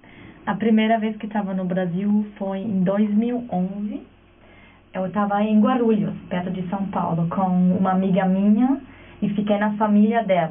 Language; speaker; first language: Portuguese; non-native, fluent; German